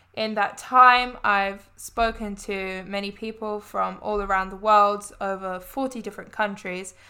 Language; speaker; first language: English; native; English